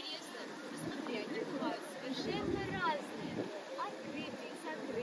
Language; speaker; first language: Russian; native; Russian